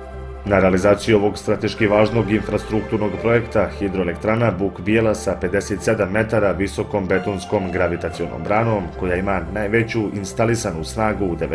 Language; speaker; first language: Bosnian; native; Bosnian